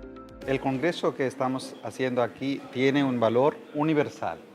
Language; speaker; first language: Spanish; non-native, learner; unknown